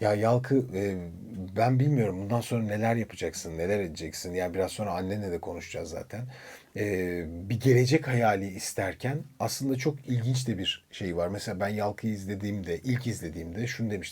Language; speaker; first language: Turkish; native; Turkish